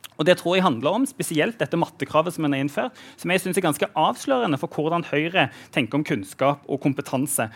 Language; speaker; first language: Norwegian; native; Norwegian